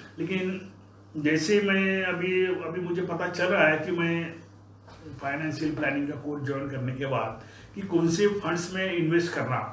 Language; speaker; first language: Hindi; non-native, local second language; Marathi